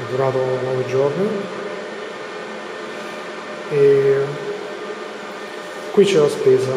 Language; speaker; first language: Italian; early bilingual, other home language; Albanian